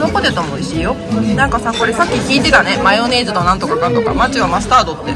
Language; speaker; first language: Japanese; native; Japanese